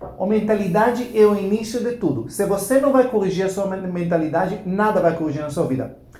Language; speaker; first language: Portuguese; non-native, fluent; Hebrew